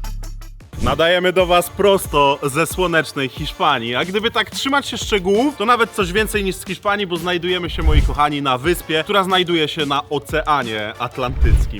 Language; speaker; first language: Polish; native; Polish